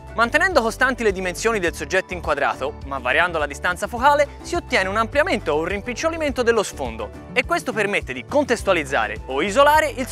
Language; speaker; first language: Italian; native; Italian